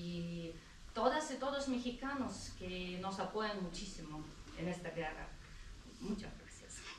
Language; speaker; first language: Spanish; non-native, fluent; Ukrainian